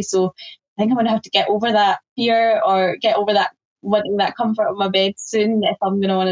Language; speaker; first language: English; native; English